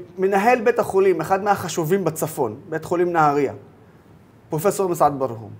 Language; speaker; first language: Hebrew; non-native, local second language; Arabic